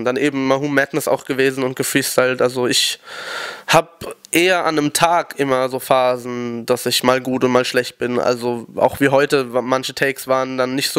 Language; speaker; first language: German; native; German